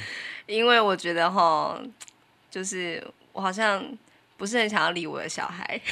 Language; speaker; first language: Chinese; native; Chinese